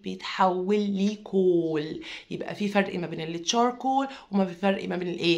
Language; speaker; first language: Arabic; native; Arabic